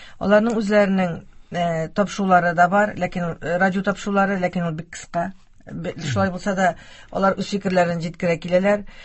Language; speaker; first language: Tatar; native; Tatar